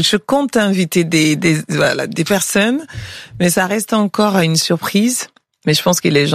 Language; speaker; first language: French; non-native, local second language; Bambara